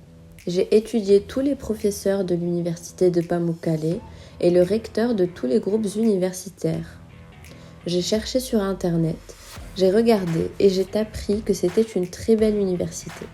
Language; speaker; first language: French; non-native, fluent; Azerbaijani